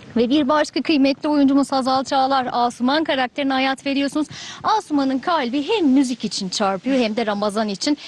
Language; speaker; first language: Turkish; native; Turkish